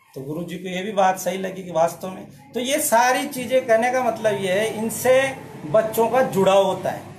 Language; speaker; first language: Hindi; native; Hindi